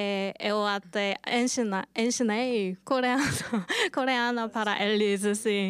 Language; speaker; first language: Portuguese; non-native, learner; Korean